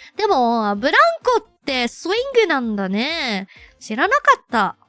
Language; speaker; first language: Japanese; non-native, fluent; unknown